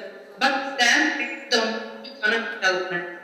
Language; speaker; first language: English; non-native, learner; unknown